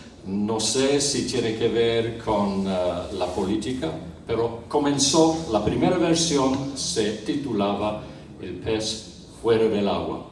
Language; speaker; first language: Spanish; non-native, fluent; English